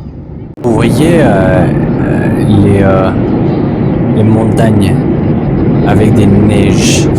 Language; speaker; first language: French; non-native, learner; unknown